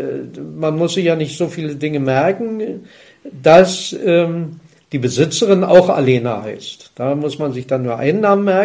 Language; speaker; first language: German; native; German